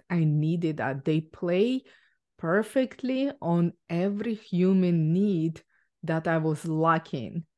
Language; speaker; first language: English; non-native, fluent; Ukrainian